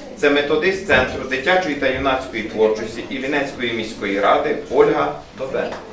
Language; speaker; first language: Ukrainian; native; Ukrainian